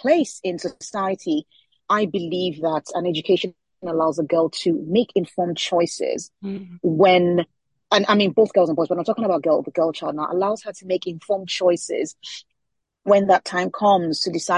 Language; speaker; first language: English; non-native, local second language; Yoruba